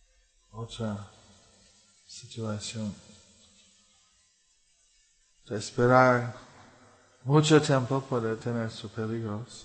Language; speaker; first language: Spanish; non-native, fluent; English